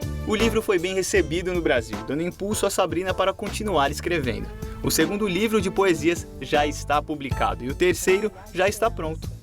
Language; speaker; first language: Portuguese; native; Portuguese